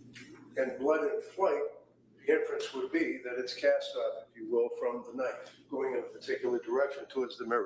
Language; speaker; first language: English; native; English